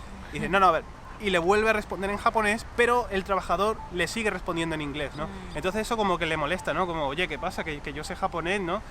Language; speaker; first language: Spanish; native; Spanish